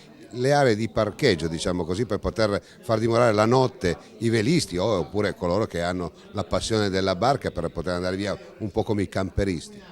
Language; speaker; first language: Italian; native; Italian